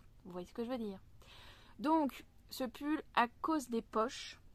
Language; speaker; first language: French; native; French